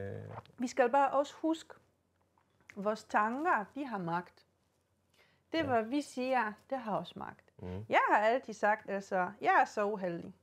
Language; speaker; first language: Danish; non-native, fluent; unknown